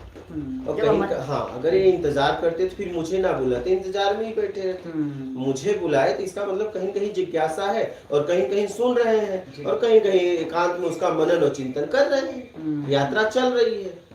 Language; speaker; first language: Hindi; native; Hindi